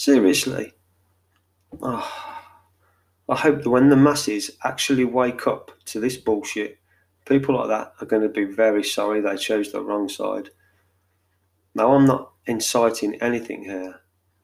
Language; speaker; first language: English; native; English